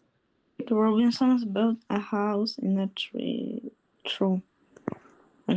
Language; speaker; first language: English; non-native, learner; Polish